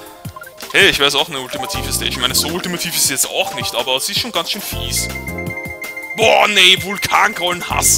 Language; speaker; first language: German; native; German